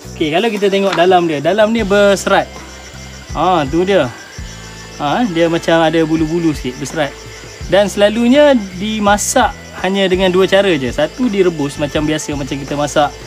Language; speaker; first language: Malay; non-native, local second language; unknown